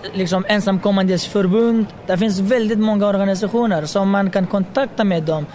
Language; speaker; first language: Swedish; non-native, fluent; Pashto